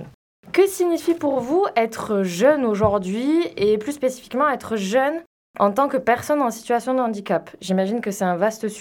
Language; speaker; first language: French; native; French